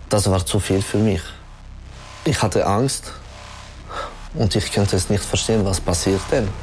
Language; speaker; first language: German; non-native, local second language; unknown